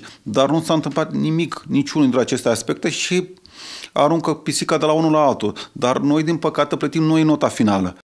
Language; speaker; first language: Romanian; native; Romanian